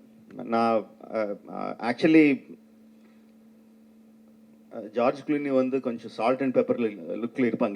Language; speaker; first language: Tamil; non-native, local second language; Telugu